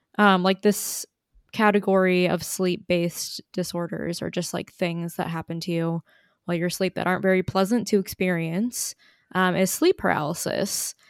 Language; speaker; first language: English; native; English